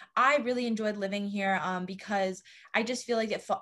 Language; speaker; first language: English; native; English